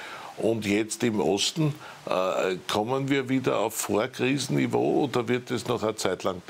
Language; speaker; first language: German; native; German